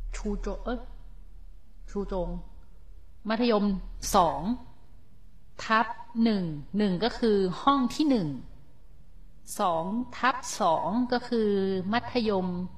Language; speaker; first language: Thai; native; Thai